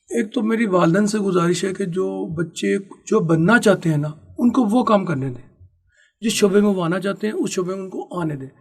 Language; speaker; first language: Urdu; non-native, local second language; Punjabi